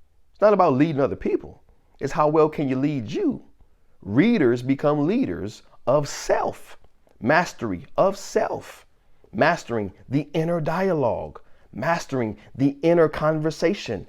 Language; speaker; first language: English; native; English